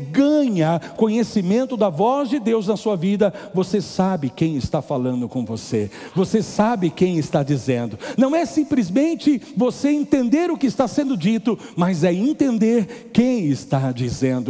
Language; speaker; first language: Portuguese; native; Portuguese